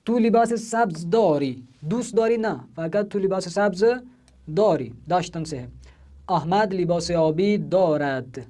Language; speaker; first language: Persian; non-native, fluent; Urdu